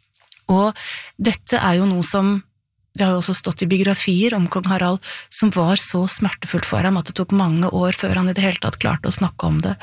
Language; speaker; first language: Norwegian; native; Norwegian